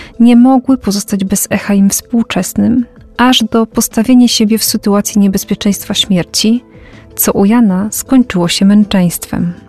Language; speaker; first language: Polish; native; Polish